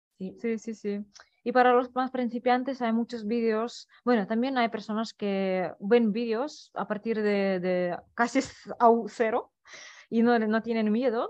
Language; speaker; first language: Spanish; non-native, fluent; Russian